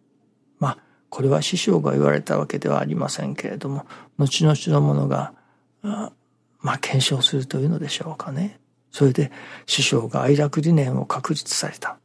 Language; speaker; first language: Japanese; native; Japanese